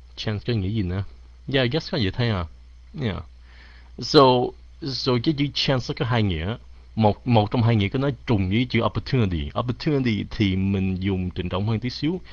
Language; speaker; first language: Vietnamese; early bilingual, heritage; Vietnamese